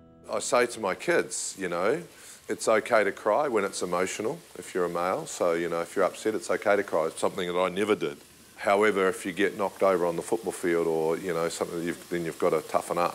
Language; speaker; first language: English; native; English